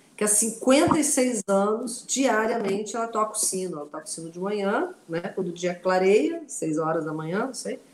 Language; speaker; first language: Portuguese; non-native, local second language; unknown